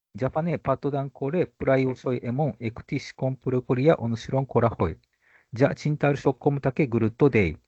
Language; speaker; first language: Bangla; non-native, fluent; Japanese